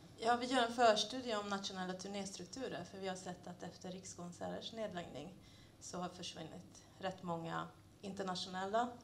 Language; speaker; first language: Swedish; non-native, fluent; Hungarian